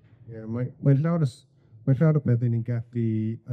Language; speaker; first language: Welsh; non-native, fluent; English